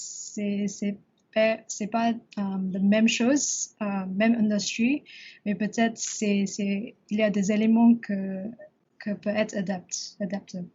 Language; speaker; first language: French; non-native, learner; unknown